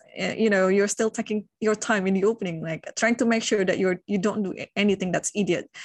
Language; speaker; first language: English; non-native, fluent; Indonesian